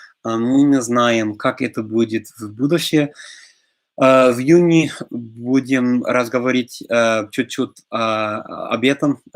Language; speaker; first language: Russian; non-native, fluent; English